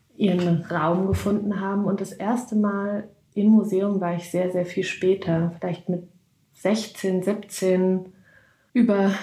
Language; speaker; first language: German; native; German